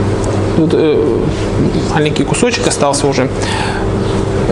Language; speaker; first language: Russian; native; Russian